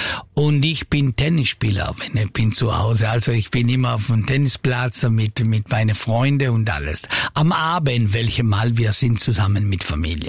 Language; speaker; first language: German; non-native, learner; Italian